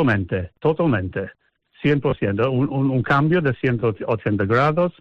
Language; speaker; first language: Spanish; non-native, fluent; English